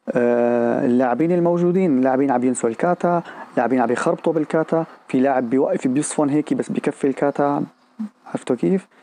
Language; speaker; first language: Arabic; native; Arabic